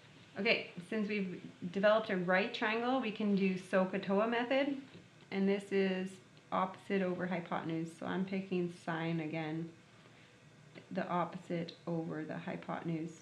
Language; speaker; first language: English; native; English